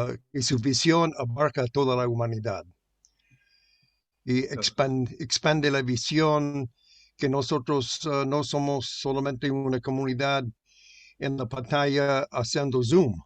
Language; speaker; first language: Spanish; non-native, fluent; English